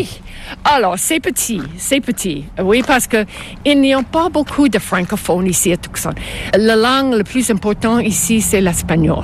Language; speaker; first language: French; non-native, fluent; English